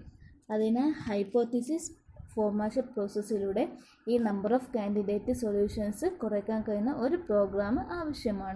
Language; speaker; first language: Malayalam; native; Malayalam